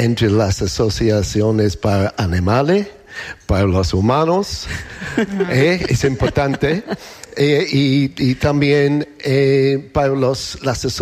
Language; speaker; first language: Spanish; non-native, learner; English